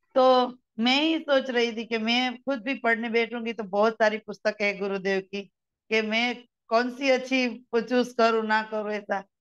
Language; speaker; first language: Hindi; native; Hindi